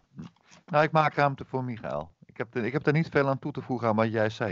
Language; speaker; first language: Dutch; native; Dutch